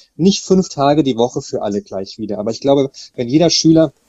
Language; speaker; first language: German; native; German